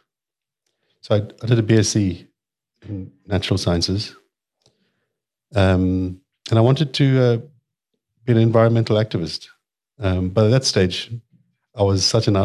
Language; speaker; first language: English; native; English